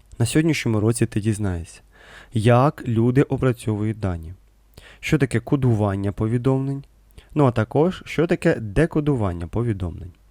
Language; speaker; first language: Ukrainian; native; Ukrainian